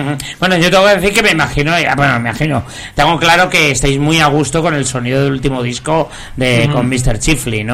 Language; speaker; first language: Spanish; native; Spanish